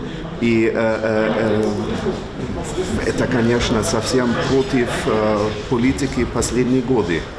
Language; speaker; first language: Russian; non-native, fluent; German